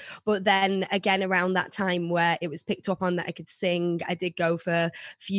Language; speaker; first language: English; native; English